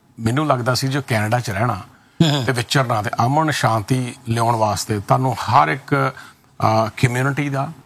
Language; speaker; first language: Punjabi; early bilingual, heritage; Punjabi